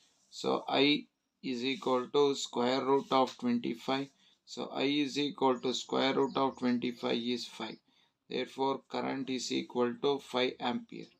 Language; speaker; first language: English; non-native, local second language; Kannada